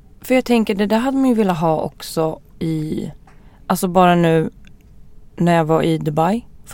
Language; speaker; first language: Swedish; native; Swedish